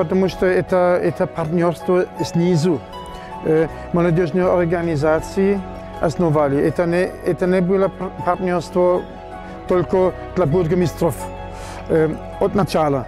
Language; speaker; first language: Russian; non-native, fluent; German